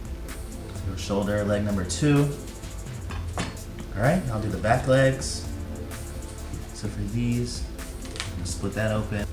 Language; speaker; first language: English; native; English